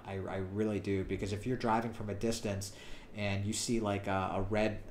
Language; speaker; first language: English; native; English